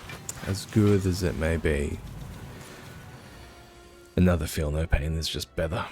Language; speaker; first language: English; native; English